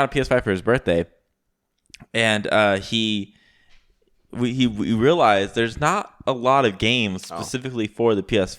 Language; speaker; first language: English; native; English